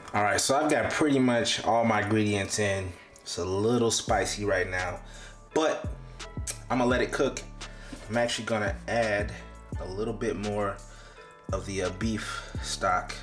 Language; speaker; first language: English; native; English